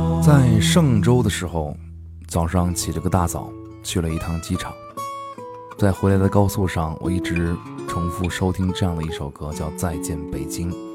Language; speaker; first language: Chinese; native; Chinese